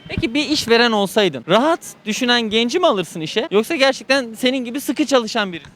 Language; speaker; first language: Turkish; native; Turkish